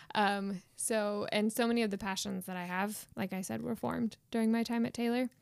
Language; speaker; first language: English; native; English